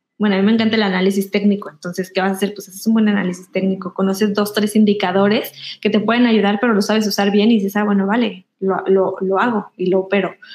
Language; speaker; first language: Spanish; native; Spanish